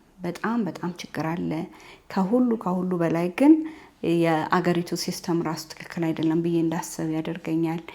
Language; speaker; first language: Amharic; native; Amharic